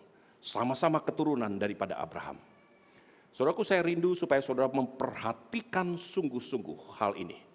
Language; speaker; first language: Indonesian; native; Indonesian